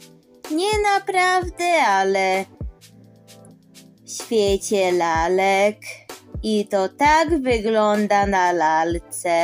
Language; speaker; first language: Polish; early bilingual, heritage; Polish